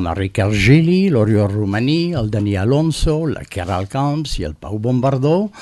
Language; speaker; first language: Catalan; non-native, learner; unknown